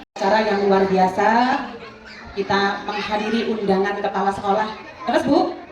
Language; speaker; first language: Indonesian; non-native, local second language; Madurese